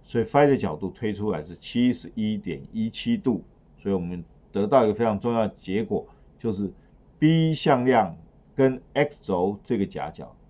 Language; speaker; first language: Chinese; native; Chinese